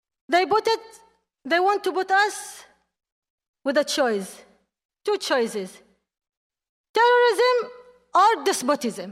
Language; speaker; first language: English; non-native, fluent; Arabic